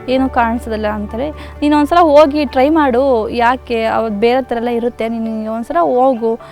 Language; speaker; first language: Kannada; native; Kannada